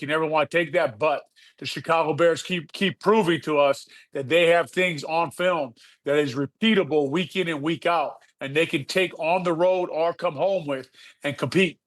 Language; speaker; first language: English; native; English